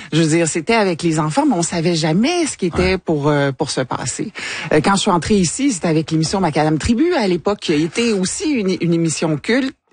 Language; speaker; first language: French; native; French